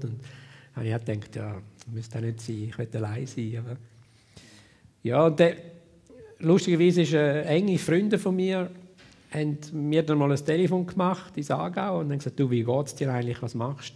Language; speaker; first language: German; native; German